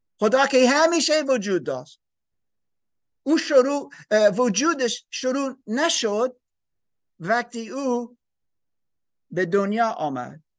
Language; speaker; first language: Persian; non-native, learner; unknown